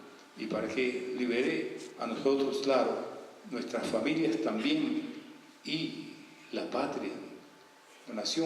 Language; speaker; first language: Spanish; native; Spanish